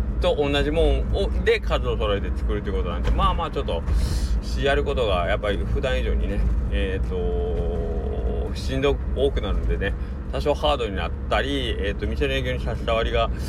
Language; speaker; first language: Japanese; native; Japanese